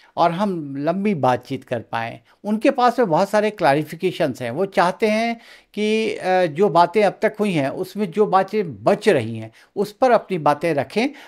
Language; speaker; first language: Hindi; native; Hindi